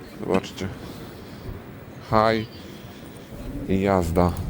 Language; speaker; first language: Polish; native; Polish